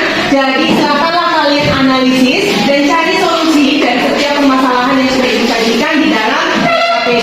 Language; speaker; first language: Indonesian; native; Indonesian